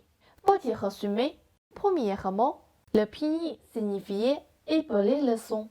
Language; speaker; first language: French; non-native, fluent; Chinese